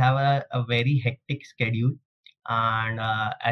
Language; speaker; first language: English; non-native, local second language; Hindi